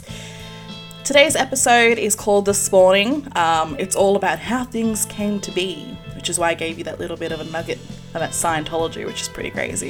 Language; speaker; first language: English; native; English